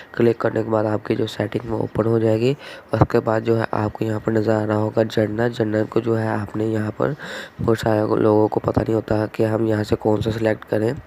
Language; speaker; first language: Urdu; non-native, local second language; Punjabi